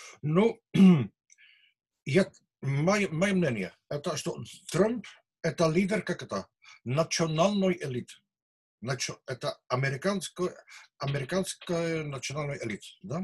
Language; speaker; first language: Russian; non-native, learner; Dutch